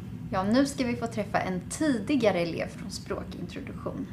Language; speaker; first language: Swedish; native; Swedish